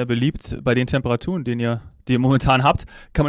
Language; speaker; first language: German; native; German